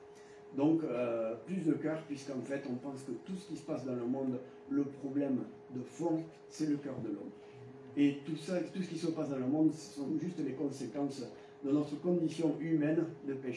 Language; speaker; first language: French; native; French